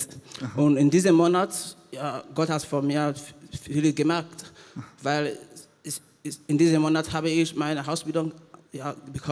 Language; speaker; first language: German; non-native, learner; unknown